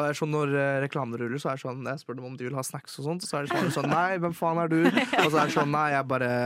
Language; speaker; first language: Norwegian; non-native, fluent; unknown